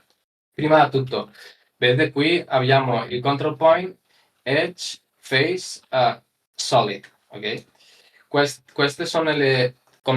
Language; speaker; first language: Italian; non-native, learner; Spanish